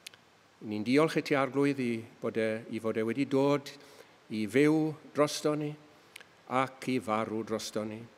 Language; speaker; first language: Welsh; native; Welsh